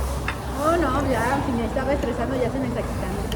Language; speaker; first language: Spanish; native; Spanish